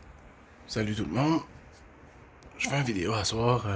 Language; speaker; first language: French; native; French